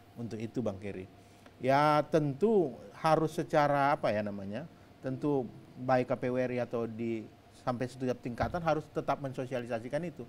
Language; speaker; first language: Indonesian; native; Indonesian